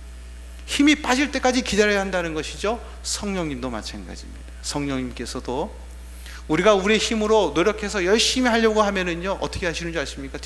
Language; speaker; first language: Korean; native; Korean